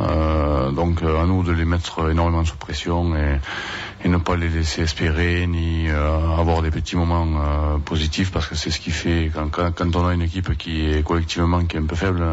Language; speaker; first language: French; native; French